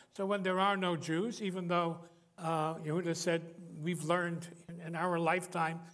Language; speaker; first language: English; native; English